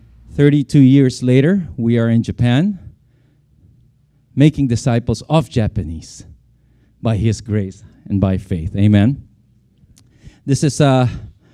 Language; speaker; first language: English; non-native, local second language; Filipino